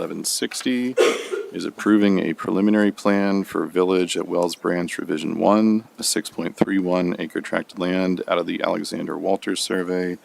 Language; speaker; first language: English; native; English